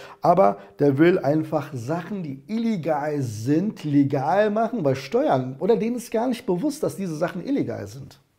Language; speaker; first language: German; early bilingual, other home language; Turkish